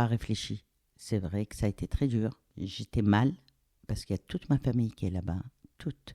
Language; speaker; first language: French; non-native, local second language; Arabic